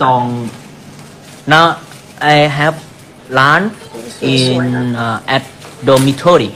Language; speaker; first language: English; non-native, learner; Thai